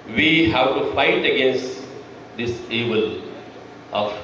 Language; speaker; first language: English; non-native, local second language; Kannada